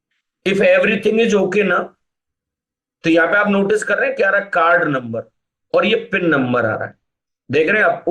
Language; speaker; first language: Hindi; native; Hindi